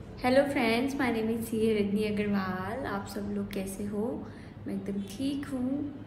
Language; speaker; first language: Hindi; native; Hindi